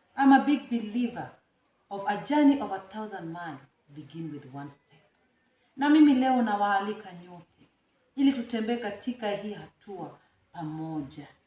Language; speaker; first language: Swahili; non-native, local second language; Luo (Kenya and Tanzania)